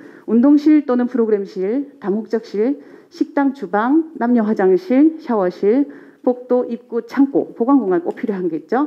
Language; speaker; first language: Korean; native; Korean